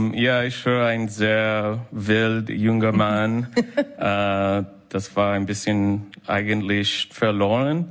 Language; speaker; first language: German; non-native, fluent; English